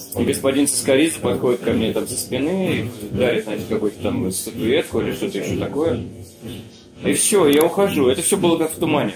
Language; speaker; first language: Russian; native; Russian